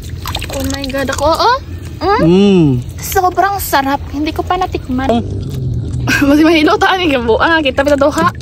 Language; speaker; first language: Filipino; non-native, local second language; Cebuano